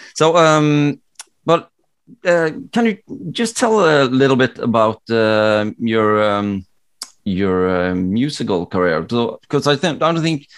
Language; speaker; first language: English; non-native, fluent; Norwegian